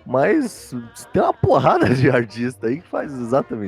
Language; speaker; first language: Portuguese; native; Portuguese